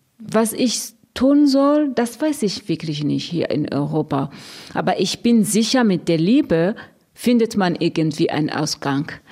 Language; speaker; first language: German; non-native, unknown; Rundi